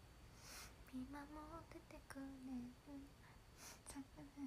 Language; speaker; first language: Japanese; native; Japanese